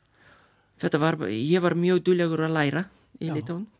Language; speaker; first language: Icelandic; non-native, learner; Lithuanian